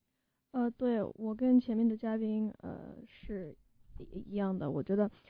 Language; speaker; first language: Chinese; early bilingual, heritage; Chinese